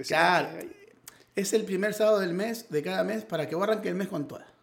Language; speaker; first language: Spanish; native; Spanish